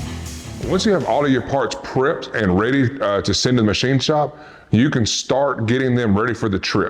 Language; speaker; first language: English; native; English